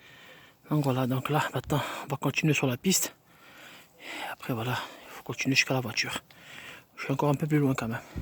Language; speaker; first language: French; native; French